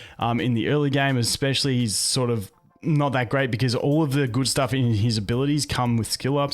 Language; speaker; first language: English; native; English